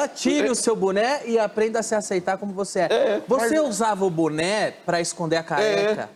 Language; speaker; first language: Portuguese; native; Portuguese